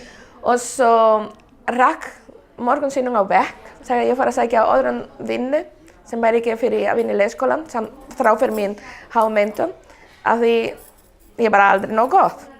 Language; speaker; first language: Icelandic; non-native, fluent; Spanish